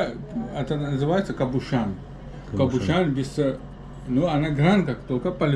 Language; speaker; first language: Russian; non-native, learner; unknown